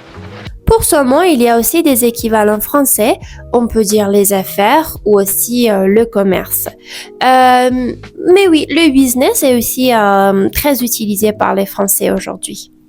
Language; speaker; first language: French; non-native, fluent; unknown